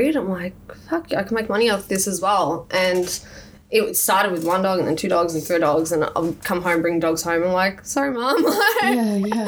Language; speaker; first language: English; native; English